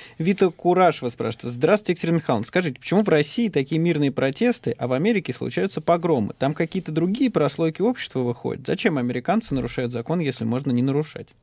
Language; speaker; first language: Russian; native; Russian